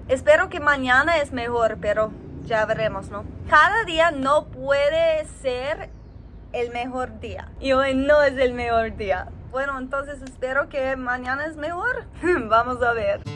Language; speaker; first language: Spanish; non-native, learner; English